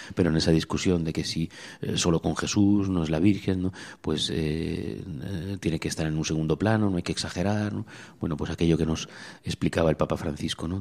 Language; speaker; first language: Spanish; native; Spanish